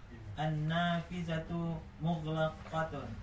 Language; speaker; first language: Arabic; non-native, learner; Indonesian